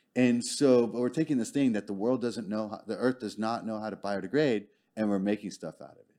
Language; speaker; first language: English; native; English